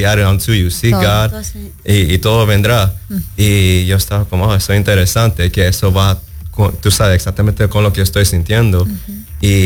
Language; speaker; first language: Spanish; early bilingual, heritage; Spanish